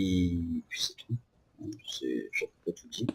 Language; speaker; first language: French; native; French